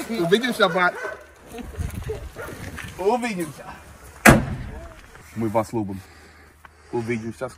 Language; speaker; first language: Ukrainian; non-native, learner; English